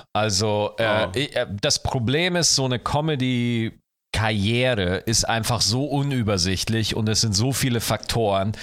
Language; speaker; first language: German; native; German